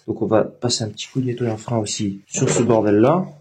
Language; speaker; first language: French; native; French